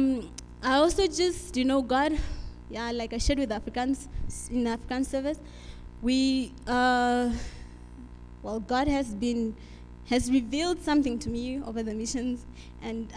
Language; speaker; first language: English; non-native, local second language; Afrikaans